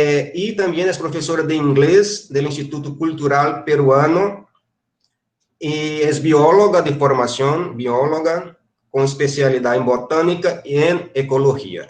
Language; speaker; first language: Spanish; non-native, fluent; Portuguese